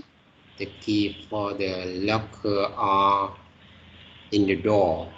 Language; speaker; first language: English; non-native, learner; Vietnamese